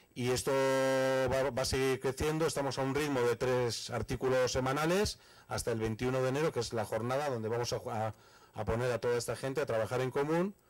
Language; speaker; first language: Spanish; native; Spanish